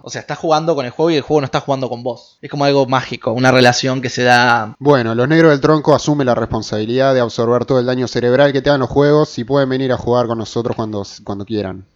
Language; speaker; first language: Spanish; native; Spanish